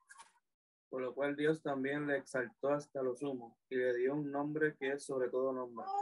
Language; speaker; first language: Spanish; native; Spanish